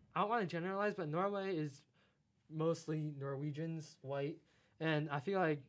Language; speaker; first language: English; non-native, fluent; Chinese